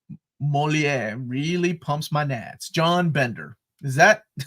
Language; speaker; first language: English; native; English